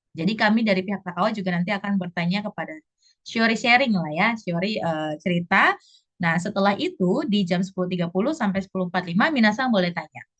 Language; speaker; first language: Indonesian; native; Indonesian